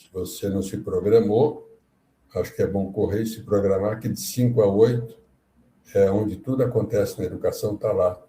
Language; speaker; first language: Portuguese; native; Portuguese